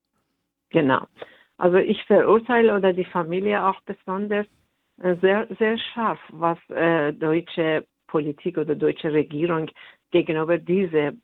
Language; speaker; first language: German; non-native, fluent; Persian